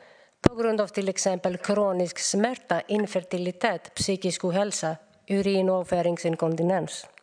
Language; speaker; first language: Swedish; non-native, fluent; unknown